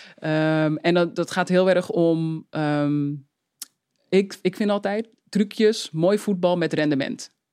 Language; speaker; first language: Dutch; native; Dutch